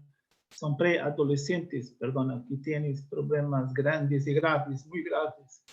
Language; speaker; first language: Spanish; non-native, learner; Portuguese